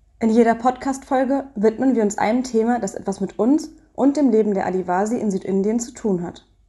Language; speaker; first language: German; native; German